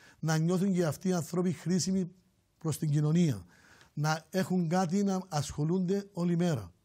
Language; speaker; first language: Greek; native; Greek